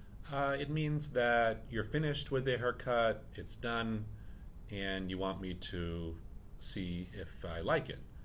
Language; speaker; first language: English; native; English